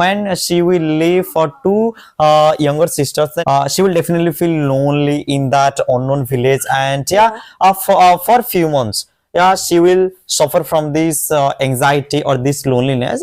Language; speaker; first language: English; non-native, local second language; Odia